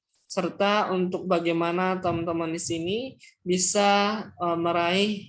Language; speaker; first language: Indonesian; non-native, local second language; Minangkabau